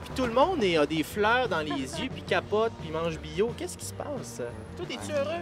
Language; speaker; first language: French; native; French